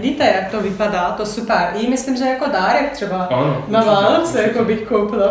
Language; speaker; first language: Czech; non-native, learner; Turkish